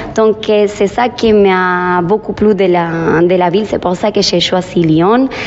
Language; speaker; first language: French; non-native, fluent; Spanish